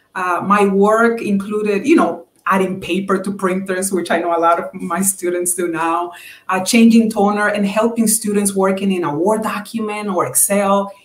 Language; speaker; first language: English; non-native, fluent; Spanish